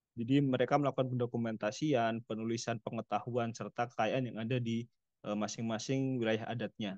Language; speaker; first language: Indonesian; non-native, local second language; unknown